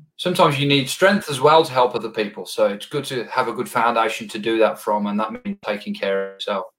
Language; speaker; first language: English; native; English